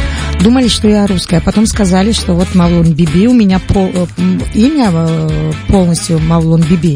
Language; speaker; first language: Russian; non-native, local second language; Tajik